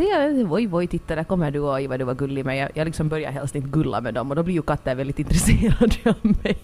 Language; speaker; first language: Swedish; native; Swedish